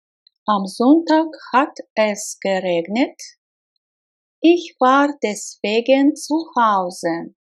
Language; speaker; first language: German; non-native, fluent; Russian